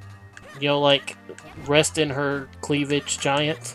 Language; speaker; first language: English; native; English